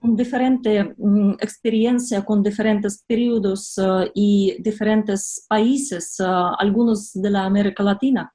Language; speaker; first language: Spanish; non-native, fluent; Russian